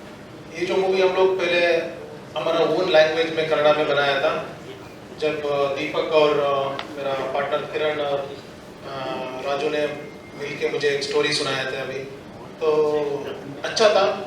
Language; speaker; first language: Hindi; non-native, local second language; Kannada